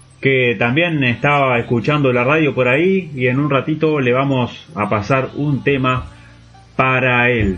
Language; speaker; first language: Spanish; native; Spanish